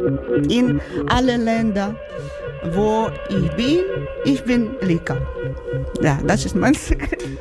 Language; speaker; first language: German; non-native, learner; Ukrainian